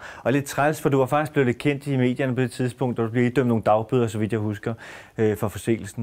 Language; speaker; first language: Danish; native; Danish